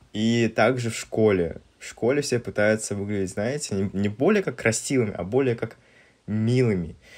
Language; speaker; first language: Russian; native; Russian